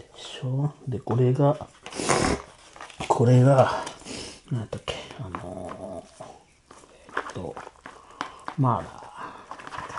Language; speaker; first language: Japanese; native; Japanese